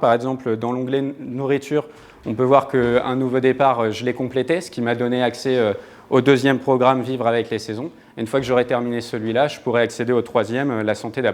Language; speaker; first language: French; native; French